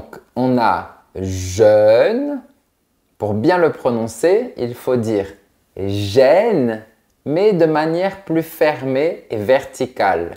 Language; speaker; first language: French; native; French